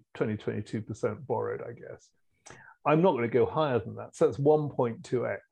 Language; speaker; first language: English; native; English